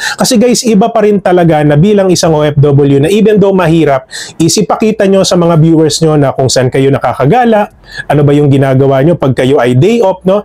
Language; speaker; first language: Filipino; native; Filipino